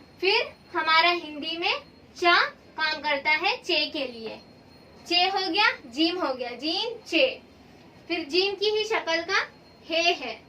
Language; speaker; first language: Hindi; native; Hindi